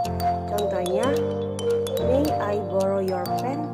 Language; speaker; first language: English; non-native, learner; Indonesian